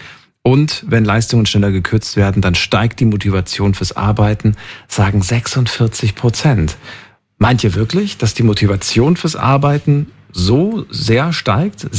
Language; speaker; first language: German; native; German